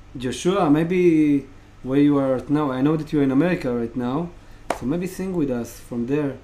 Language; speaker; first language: English; non-native, fluent; Hebrew